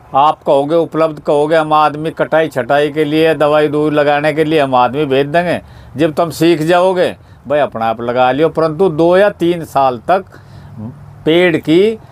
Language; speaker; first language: Hindi; native; Hindi